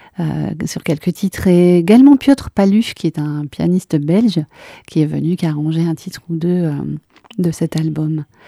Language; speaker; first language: French; native; French